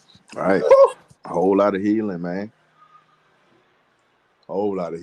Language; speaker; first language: English; native; English